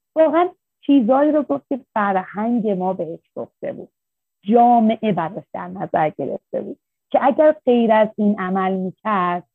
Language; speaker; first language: Persian; native; Persian